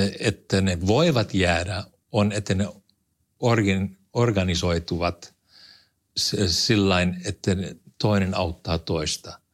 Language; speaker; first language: Finnish; non-native, fluent; English